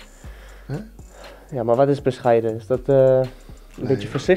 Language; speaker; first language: Dutch; non-native, fluent; Danish